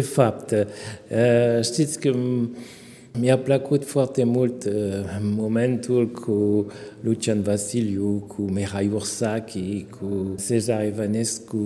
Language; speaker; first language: Romanian; non-native, fluent; French